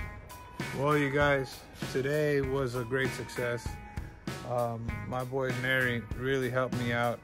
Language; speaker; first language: English; native; English